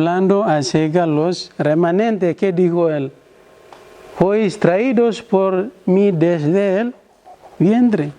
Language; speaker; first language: Spanish; non-native, learner; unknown